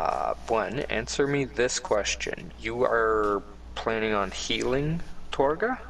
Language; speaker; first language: English; native; English